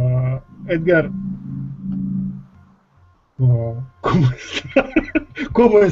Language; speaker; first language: Spanish; non-native, learner; Russian